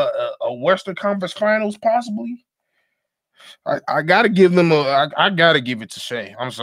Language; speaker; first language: English; native; English